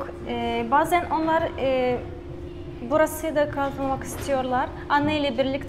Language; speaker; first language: Turkish; non-native, learner; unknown